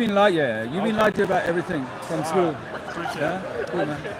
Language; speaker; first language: English; native; English